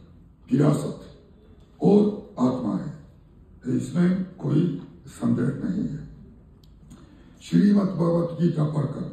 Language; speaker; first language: Hindi; non-native, fluent; Japanese